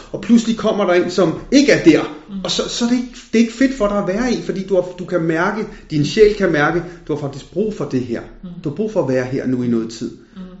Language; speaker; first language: Danish; early bilingual, other home language; Punjabi